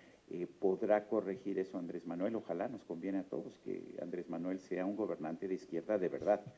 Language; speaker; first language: Spanish; native; Spanish